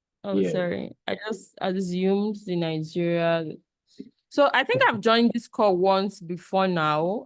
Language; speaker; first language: English; non-native, local second language; Yoruba